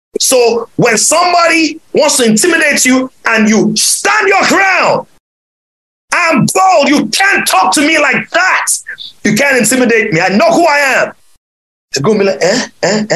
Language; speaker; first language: English; non-native, local second language; Yoruba